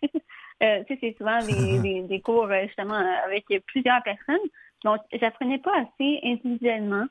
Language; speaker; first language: French; native; French